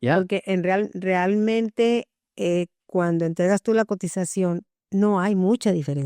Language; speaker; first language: Spanish; native; Spanish